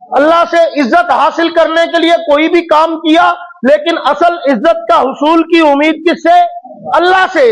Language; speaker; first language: Urdu; non-native, local second language; Punjabi